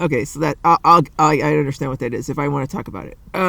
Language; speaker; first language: English; native; English